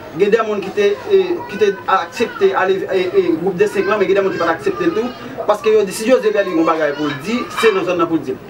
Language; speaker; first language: Haitian Creole; native; Haitian Creole